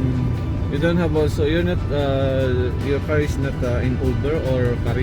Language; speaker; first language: English; non-native, local second language; Filipino